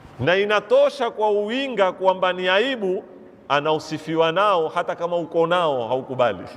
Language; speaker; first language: Swahili; native; Swahili